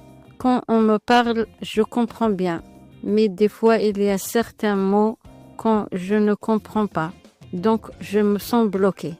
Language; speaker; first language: French; non-native, local second language; Arabic